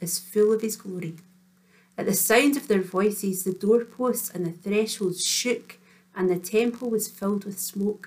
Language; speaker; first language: English; native; English